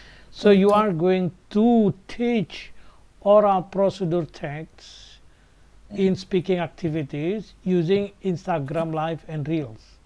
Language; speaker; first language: English; non-native, fluent; Indonesian